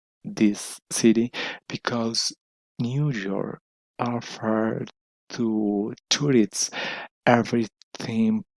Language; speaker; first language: English; non-native, learner; Spanish